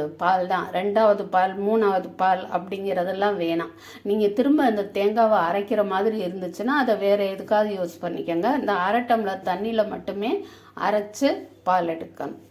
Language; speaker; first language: Tamil; native; Tamil